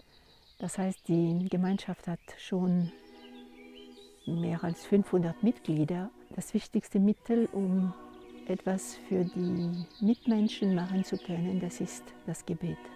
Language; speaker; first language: German; non-native, fluent; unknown